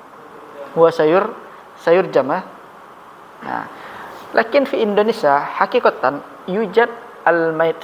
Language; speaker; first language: Arabic; non-native, fluent; Indonesian